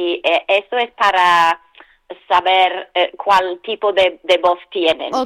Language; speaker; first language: Spanish; non-native, fluent; English